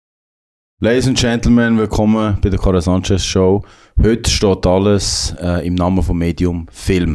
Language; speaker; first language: German; native; German